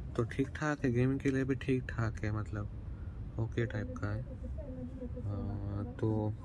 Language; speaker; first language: Hindi; non-native, local second language; Kannada